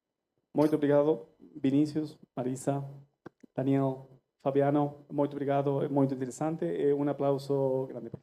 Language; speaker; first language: Portuguese; non-native, fluent; Spanish